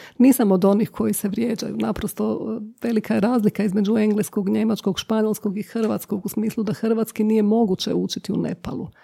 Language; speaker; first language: Croatian; native; Croatian